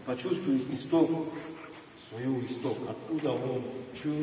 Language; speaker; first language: Russian; non-native, local second language; Kyrgyz